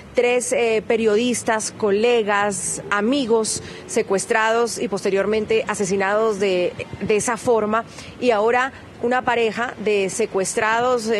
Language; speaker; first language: Spanish; native; Spanish